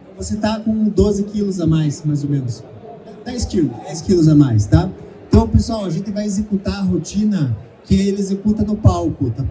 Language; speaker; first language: Portuguese; native; Portuguese